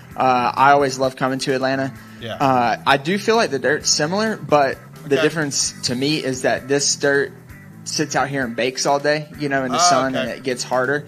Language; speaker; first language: English; native; English